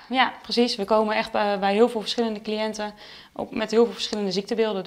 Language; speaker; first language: Dutch; native; Dutch